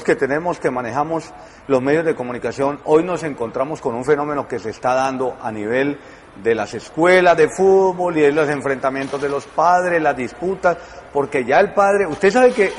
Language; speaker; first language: Spanish; native; Spanish